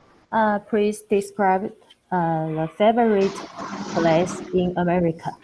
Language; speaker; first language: English; non-native, learner; Chinese